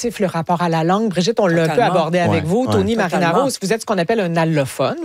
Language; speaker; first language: French; native; French